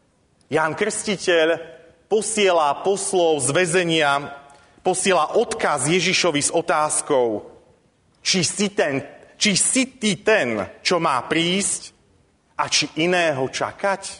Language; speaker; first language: Slovak; native; Slovak